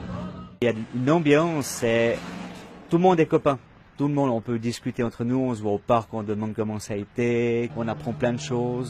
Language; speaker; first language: French; native; French